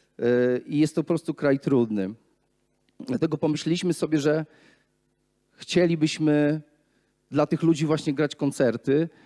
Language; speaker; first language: Polish; native; Polish